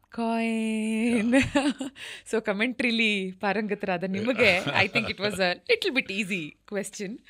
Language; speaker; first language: Kannada; native; Kannada